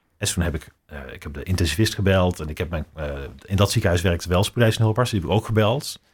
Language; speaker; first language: Dutch; native; Dutch